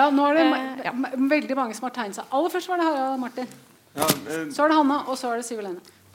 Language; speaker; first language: Norwegian; native; Norwegian